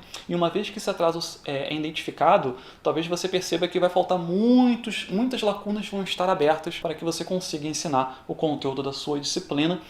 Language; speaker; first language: Portuguese; native; Portuguese